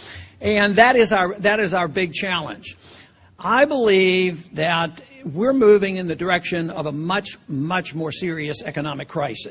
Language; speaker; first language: English; native; English